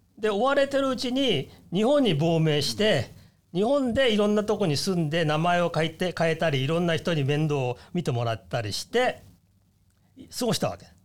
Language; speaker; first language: Japanese; native; Japanese